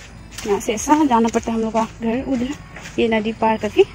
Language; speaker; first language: Hindi; non-native, local second language; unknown